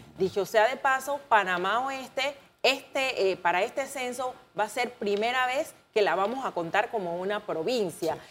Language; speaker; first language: Spanish; native; Spanish